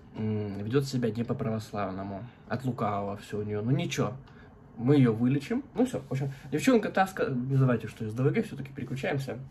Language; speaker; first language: Russian; native; Russian